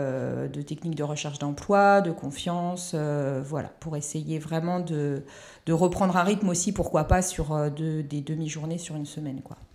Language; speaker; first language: French; native; French